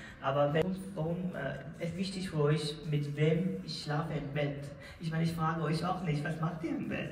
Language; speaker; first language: German; non-native, learner; Persian